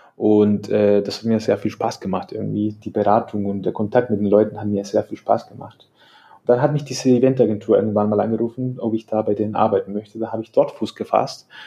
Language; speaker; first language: German; non-native, fluent; Spanish